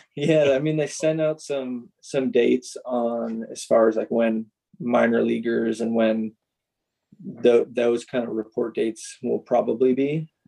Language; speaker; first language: English; native; English